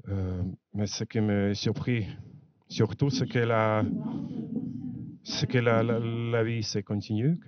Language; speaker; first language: French; non-native, fluent; Latvian